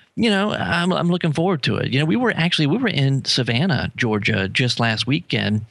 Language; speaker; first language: English; native; English